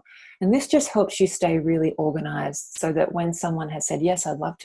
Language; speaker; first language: English; native; English